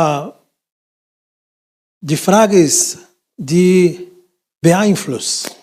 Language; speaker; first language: German; non-native, fluent; Portuguese